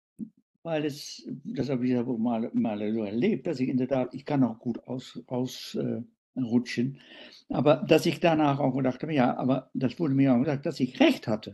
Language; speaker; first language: German; non-native, fluent; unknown